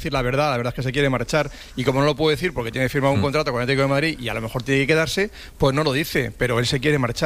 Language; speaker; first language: Spanish; native; Spanish